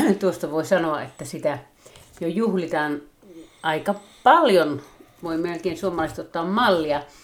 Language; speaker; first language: Finnish; native; Finnish